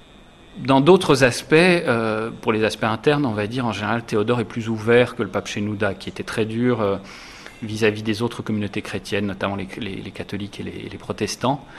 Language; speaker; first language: French; native; French